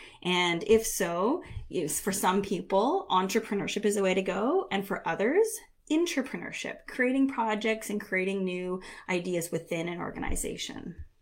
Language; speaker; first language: English; native; English